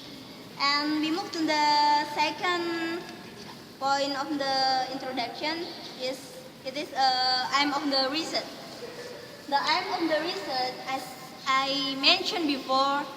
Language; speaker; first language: English; non-native, learner; Indonesian